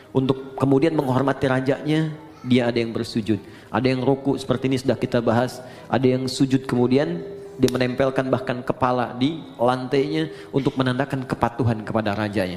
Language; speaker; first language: Indonesian; native; Indonesian